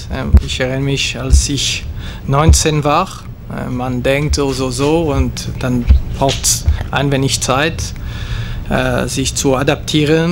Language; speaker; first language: German; non-native, local second language; French